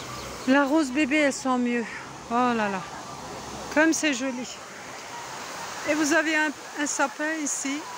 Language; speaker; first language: French; non-native, fluent; Turkish